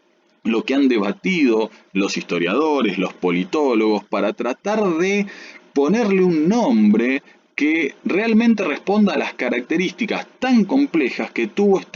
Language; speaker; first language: Spanish; native; Spanish